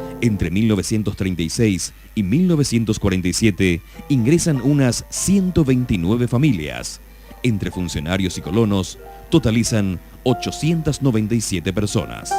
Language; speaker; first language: Spanish; native; Spanish